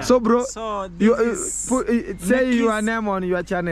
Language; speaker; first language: English; non-native, learner; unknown